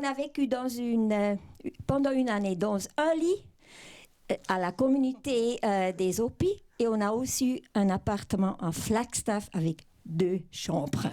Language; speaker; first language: French; non-native, local second language; German